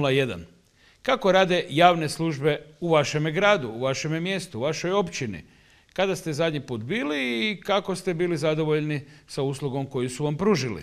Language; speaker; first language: Serbian; native; Serbian